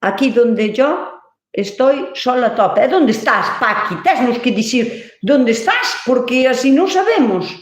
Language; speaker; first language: Spanish; non-native, local second language; Galician